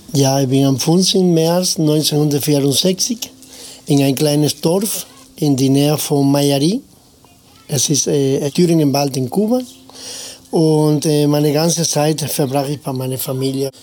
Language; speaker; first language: German; non-native, fluent; Spanish